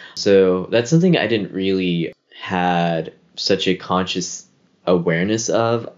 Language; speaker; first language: English; native; English